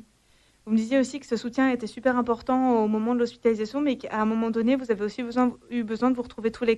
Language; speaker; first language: French; native; French